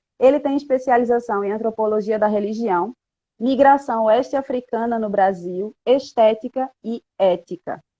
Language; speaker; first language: Portuguese; native; Portuguese